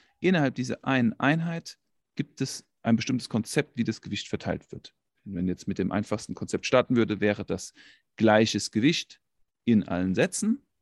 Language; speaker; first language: German; native; German